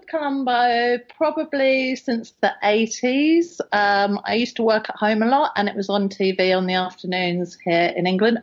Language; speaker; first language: English; native; English